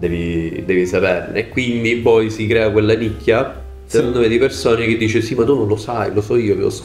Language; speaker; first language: Italian; native; Italian